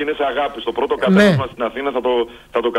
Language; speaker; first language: Greek; native; Greek